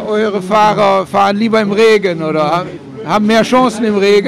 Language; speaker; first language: German; native; German